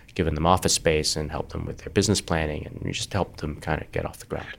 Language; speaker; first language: English; native; English